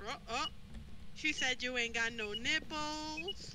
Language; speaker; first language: English; non-native, fluent; Spanish